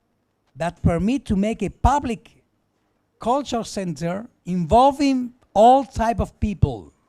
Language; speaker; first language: English; non-native, learner; Spanish